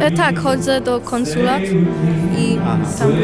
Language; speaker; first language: Polish; early bilingual, heritage; English